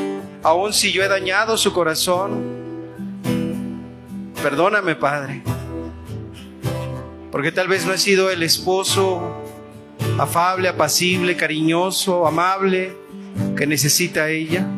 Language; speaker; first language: Spanish; native; Spanish